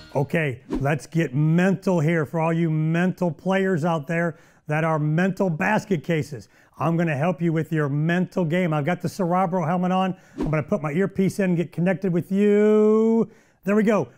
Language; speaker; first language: English; native; English